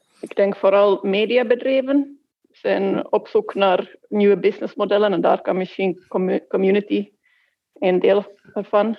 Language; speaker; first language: Dutch; non-native, fluent; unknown